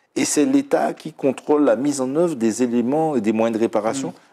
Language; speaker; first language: French; native; French